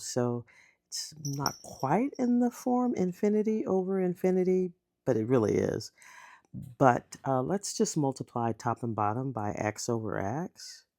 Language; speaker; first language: English; native; English